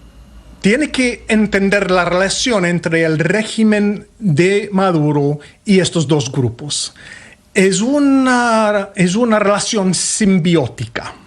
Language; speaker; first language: Spanish; non-native, fluent; English